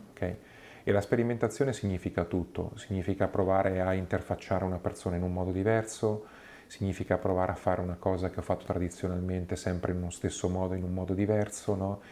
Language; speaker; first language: Italian; native; Italian